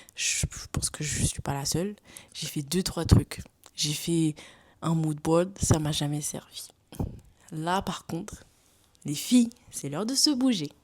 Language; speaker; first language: French; non-native, local second language; Wolof